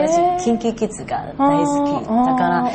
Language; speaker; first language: Japanese; non-native, learner; Chinese